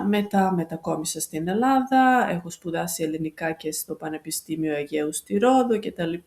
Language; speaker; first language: Greek; non-native, fluent; Serbian